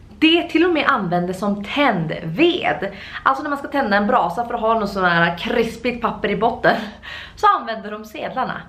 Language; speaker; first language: Swedish; native; Swedish